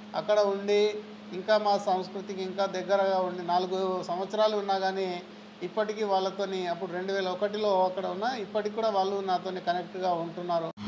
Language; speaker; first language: Telugu; non-native, local second language; Gondi